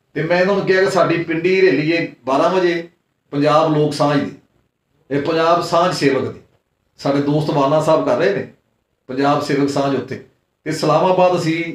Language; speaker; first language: Punjabi; native; Punjabi